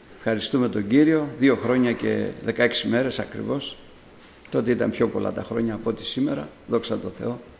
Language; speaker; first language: Greek; native; Greek